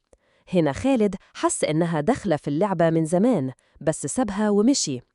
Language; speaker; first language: Arabic; native; Arabic